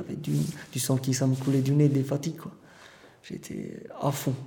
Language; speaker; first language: French; non-native, fluent; Romanian